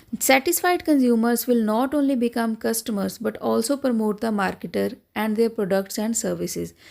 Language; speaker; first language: English; non-native, local second language; Punjabi